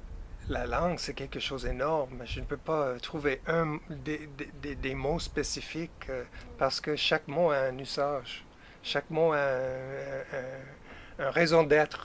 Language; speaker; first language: French; non-native, fluent; English